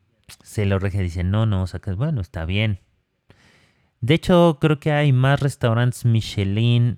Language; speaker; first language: Spanish; native; Spanish